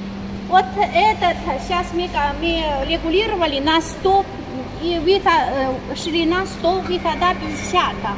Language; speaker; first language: Russian; non-native, learner; Chinese